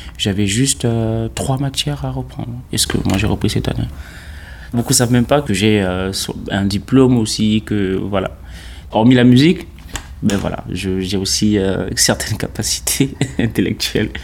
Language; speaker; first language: French; non-native, local second language; Fang